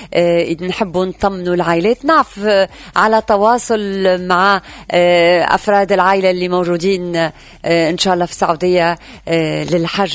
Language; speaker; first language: Arabic; native; Arabic